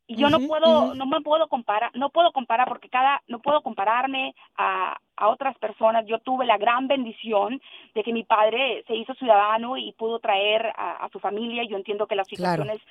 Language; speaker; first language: Spanish; native; Spanish